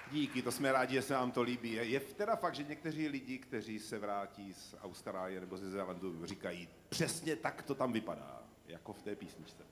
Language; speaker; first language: Czech; native; Czech